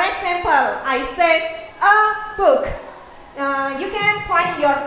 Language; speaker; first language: English; non-native, fluent; Indonesian